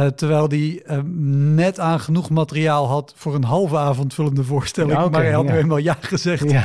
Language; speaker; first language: Dutch; native; Dutch